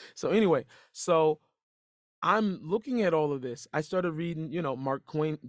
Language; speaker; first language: English; native; English